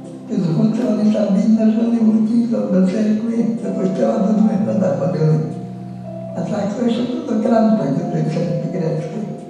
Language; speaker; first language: Polish; non-native, local second language; Rusyn